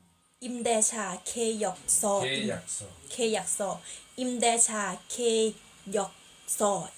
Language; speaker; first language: Korean; non-native, learner; Thai